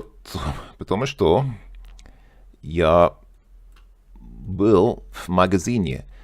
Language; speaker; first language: Russian; non-native, learner; English